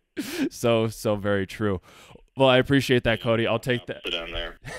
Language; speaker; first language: English; native; English